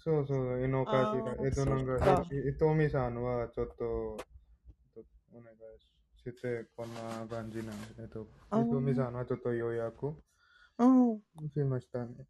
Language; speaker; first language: Japanese; non-native, learner; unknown